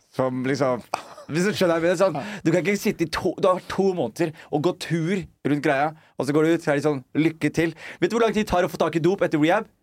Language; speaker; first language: Norwegian; early bilingual, other home language; Somali